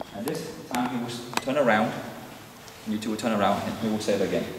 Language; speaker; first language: English; non-native, fluent; Vietnamese